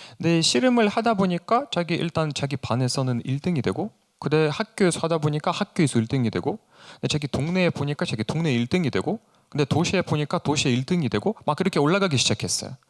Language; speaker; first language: Korean; non-native, fluent; Russian